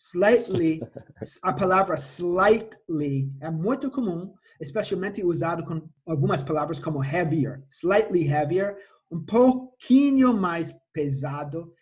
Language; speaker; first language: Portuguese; non-native, fluent; English